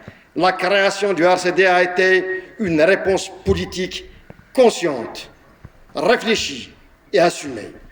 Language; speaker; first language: French; non-native, local second language; Kabyle